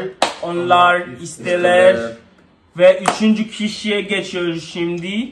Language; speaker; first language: Turkish; non-native, learner; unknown